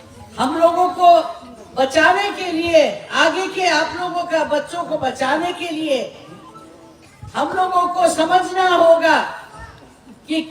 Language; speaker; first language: Hindi; non-native, local second language; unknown